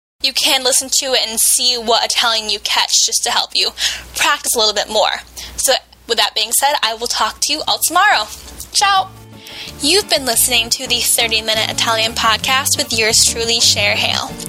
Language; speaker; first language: English; native; English